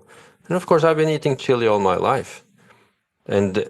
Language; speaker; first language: English; non-native, fluent; Norwegian